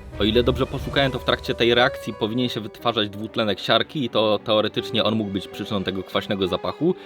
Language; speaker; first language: Polish; native; Polish